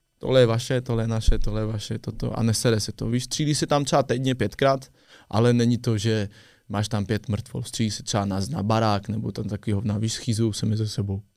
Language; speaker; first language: Czech; non-native, fluent; French